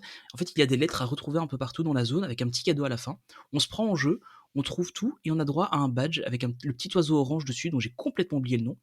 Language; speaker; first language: French; native; French